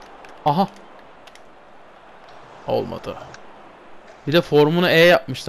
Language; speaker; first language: Turkish; native; Turkish